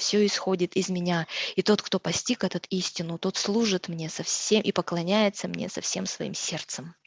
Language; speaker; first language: Russian; native; Russian